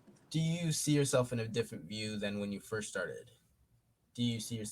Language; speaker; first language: English; native; English